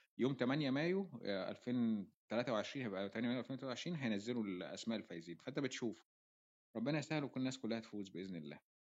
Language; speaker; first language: Arabic; native; Arabic